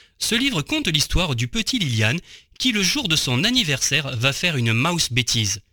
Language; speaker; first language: French; native; French